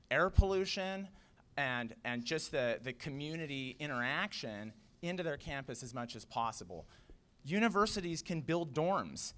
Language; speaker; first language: English; native; English